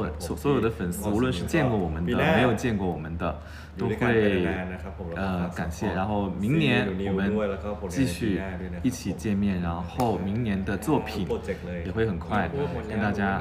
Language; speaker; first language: Chinese; non-native, fluent; Thai